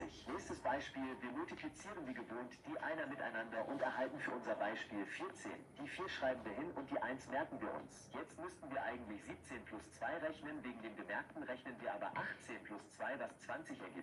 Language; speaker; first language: German; native; German